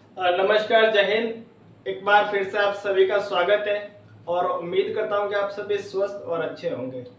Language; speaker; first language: Hindi; native; Hindi